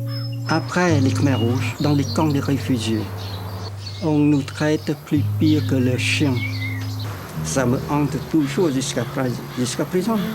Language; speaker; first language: French; non-native, fluent; Khmer